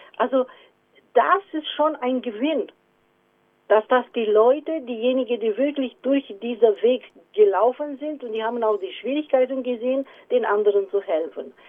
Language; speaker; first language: German; non-native, fluent; Romanian